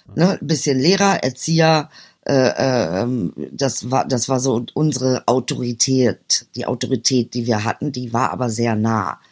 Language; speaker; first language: German; early bilingual, other home language; Turkish